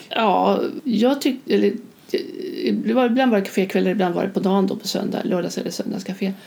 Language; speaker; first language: Swedish; native; Swedish